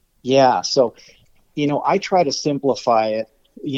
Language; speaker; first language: English; native; English